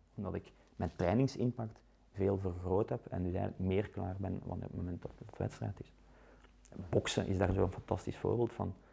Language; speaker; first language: Dutch; native; Dutch